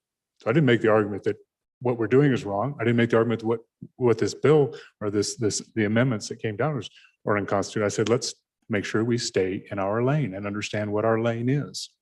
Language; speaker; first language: English; native; English